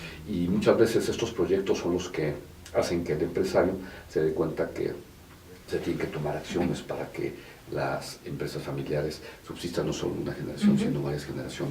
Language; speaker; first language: Spanish; native; Spanish